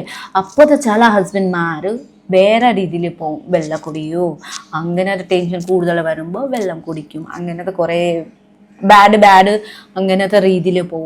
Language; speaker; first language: Malayalam; non-native, learner; Nepali